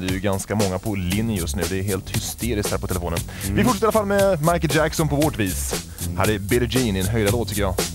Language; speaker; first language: Swedish; native; Swedish